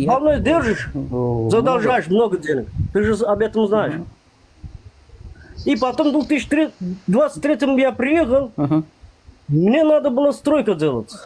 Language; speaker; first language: Russian; non-native, local second language; Turkmen